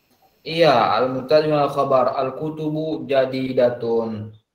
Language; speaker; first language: Arabic; non-native, fluent; Indonesian